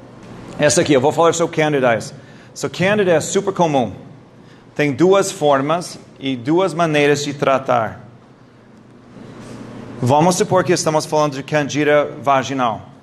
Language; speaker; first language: Portuguese; non-native, fluent; English